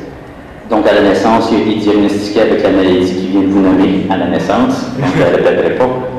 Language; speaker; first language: French; native; French